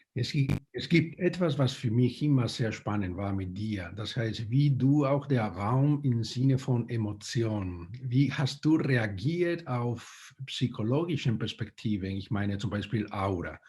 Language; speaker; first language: German; non-native, fluent; Spanish